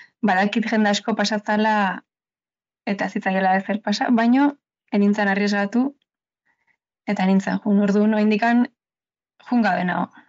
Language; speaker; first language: Basque; native; Basque